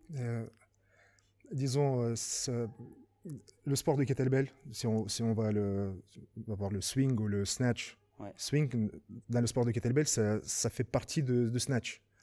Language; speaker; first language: French; non-native, fluent; Lithuanian